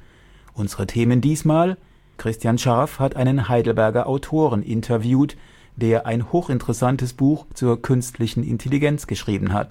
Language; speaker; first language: German; native; German